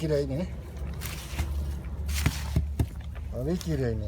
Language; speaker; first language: Hindi; non-native, learner; Nepali